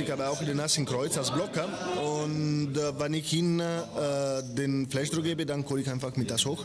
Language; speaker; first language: German; non-native, fluent; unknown